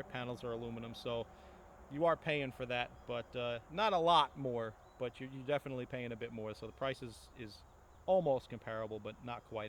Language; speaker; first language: English; native; English